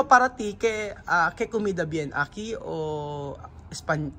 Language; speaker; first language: Spanish; non-native, learner; Filipino